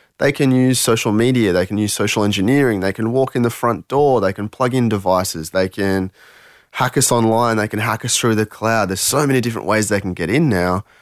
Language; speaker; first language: English; early bilingual, other home language; French